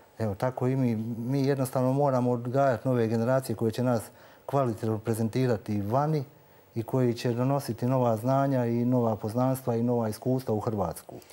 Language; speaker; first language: Croatian; native; Croatian